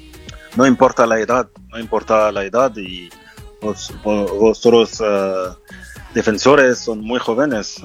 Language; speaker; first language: Spanish; non-native, fluent; French